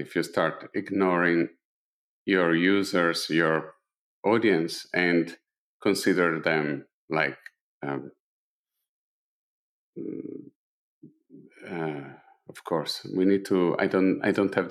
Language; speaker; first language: English; non-native, fluent; Italian